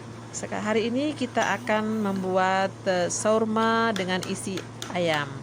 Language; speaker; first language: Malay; non-native, local second language; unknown